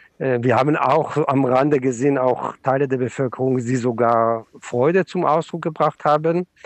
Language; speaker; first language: German; non-native, fluent; Hebrew